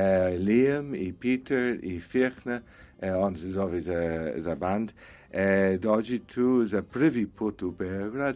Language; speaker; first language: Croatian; non-native, learner; English